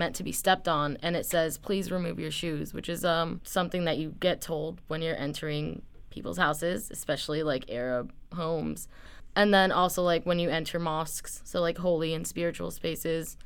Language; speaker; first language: English; native; English